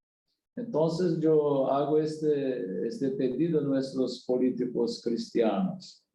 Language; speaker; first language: Spanish; non-native, learner; Portuguese